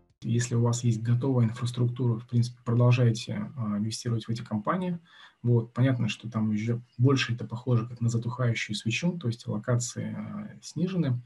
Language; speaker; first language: Russian; native; Russian